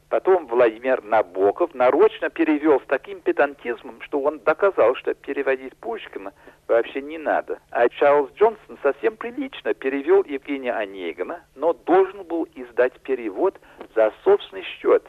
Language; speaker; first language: Russian; non-native, fluent; English